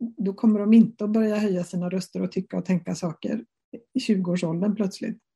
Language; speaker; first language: Swedish; native; Swedish